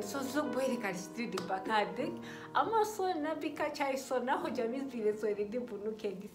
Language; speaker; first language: Turkish; non-native, fluent; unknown